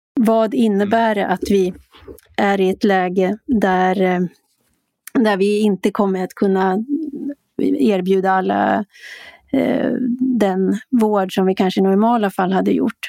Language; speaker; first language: Swedish; native; Swedish